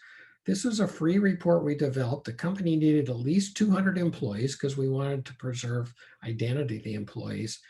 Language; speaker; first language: English; native; English